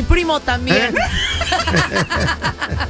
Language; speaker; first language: Spanish; native; Spanish